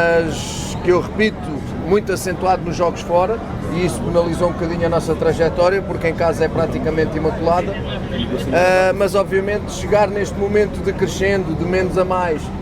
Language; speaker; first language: Portuguese; native; Portuguese